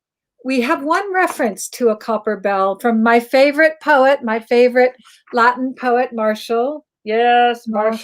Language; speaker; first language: English; native; English